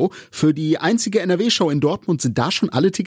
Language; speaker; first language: German; native; German